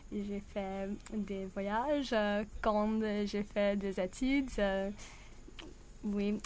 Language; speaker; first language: French; non-native, learner; English